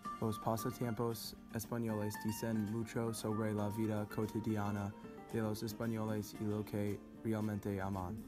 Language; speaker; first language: Spanish; non-native, learner; English